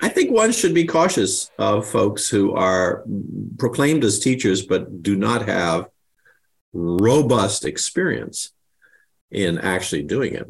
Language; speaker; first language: English; native; English